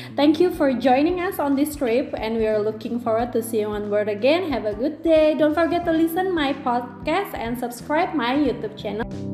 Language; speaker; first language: English; non-native, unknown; Indonesian